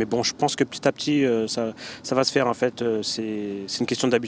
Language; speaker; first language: French; early bilingual, other home language; Bambara